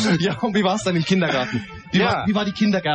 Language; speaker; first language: German; native; German